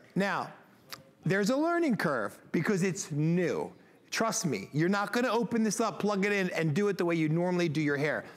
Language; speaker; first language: English; native; English